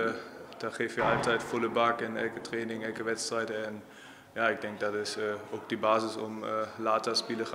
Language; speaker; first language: Dutch; non-native, fluent; German